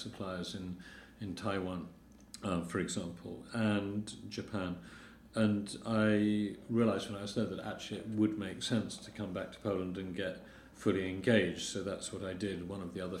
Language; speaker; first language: English; native; English